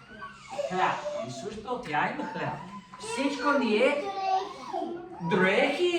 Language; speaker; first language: Bulgarian; non-native, fluent; English